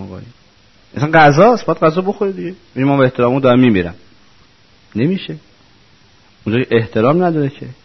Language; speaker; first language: Persian; non-native, local second language; Azerbaijani